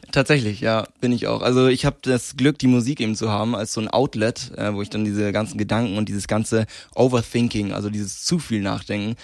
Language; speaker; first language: German; native; German